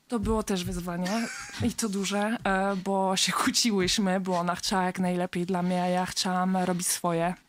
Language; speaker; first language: Polish; early bilingual, heritage; Polish